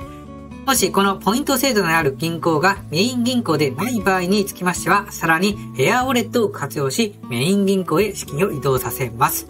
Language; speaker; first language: Japanese; native; Japanese